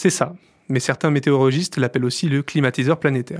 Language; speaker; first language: French; native; French